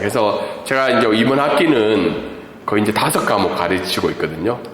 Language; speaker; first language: Korean; native; Korean